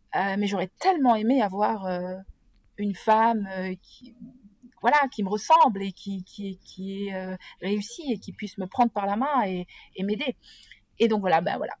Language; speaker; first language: French; native; French